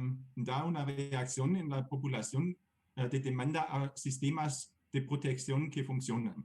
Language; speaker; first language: Spanish; non-native, fluent; German